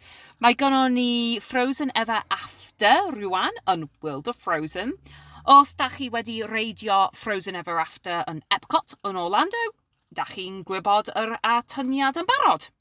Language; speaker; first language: Welsh; non-native, learner; English